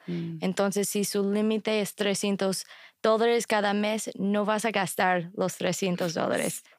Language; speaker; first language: Spanish; non-native, fluent; English